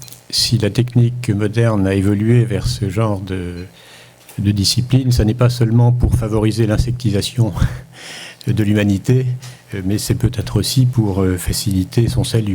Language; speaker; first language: French; native; French